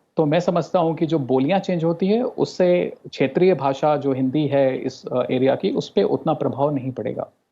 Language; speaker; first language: Hindi; non-native, local second language; Bhojpuri